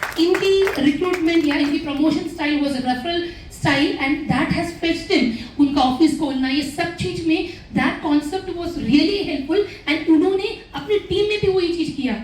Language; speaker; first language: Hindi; non-native, local second language; Malayalam